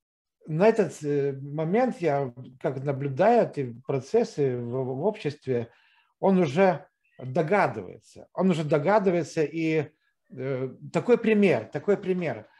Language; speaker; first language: Russian; non-native, fluent; Lithuanian